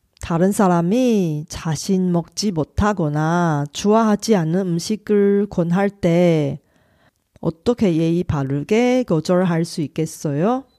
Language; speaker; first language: Korean; non-native, fluent; Chinese